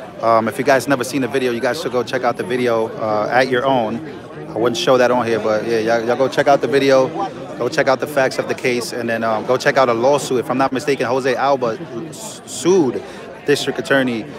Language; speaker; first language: English; early bilingual, other home language; Spanish